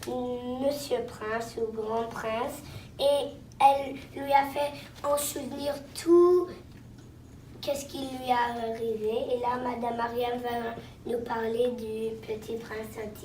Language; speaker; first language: French; non-native, local second language; English